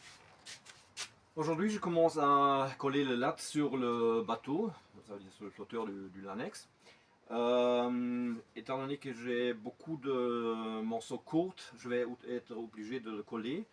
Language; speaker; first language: French; non-native, fluent; German